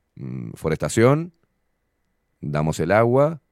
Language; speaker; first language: Spanish; native; Spanish